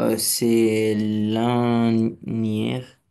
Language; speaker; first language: French; non-native, learner; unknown